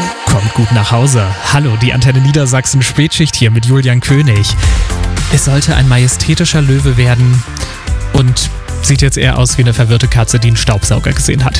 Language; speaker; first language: German; native; German